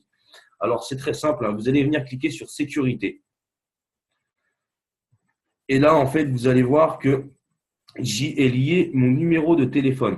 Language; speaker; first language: French; native; French